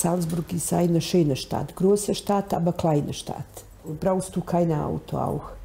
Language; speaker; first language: German; non-native, learner; Bosnian